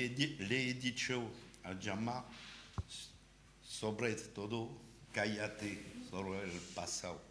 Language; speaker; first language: Spanish; non-native, learner; French